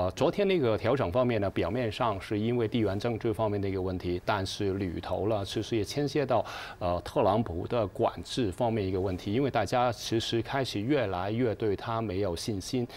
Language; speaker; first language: Chinese; non-native, fluent; Cantonese